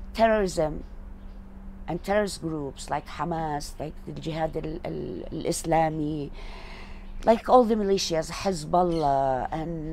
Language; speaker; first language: English; non-native, fluent; Arabic